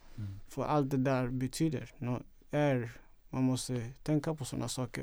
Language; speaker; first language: Swedish; non-native, fluent; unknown